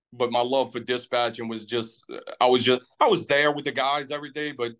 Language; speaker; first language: English; native; English